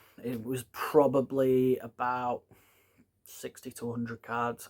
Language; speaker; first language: English; native; English